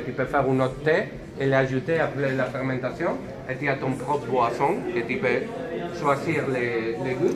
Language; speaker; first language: French; non-native, learner; Spanish